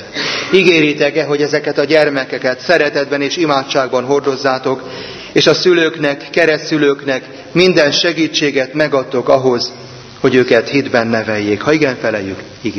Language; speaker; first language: Hungarian; native; Hungarian